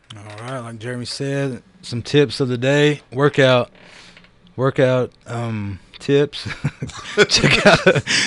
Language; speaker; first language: English; native; English